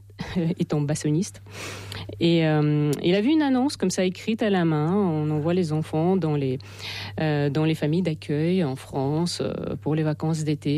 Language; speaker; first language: French; non-native, fluent; Russian